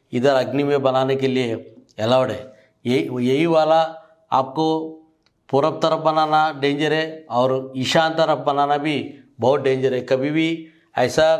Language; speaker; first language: Hindi; non-native, local second language; Telugu